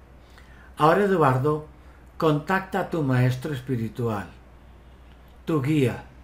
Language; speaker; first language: Spanish; native; Spanish